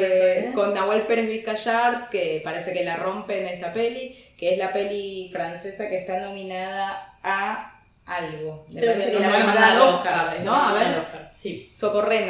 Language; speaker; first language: Spanish; native; Spanish